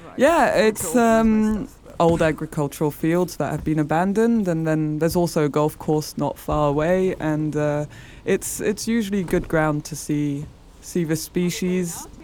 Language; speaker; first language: English; non-native, fluent; French